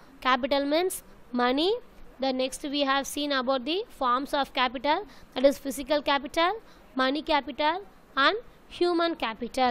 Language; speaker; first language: English; non-native, local second language; Tamil